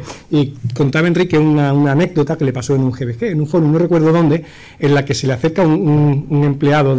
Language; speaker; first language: Spanish; native; Spanish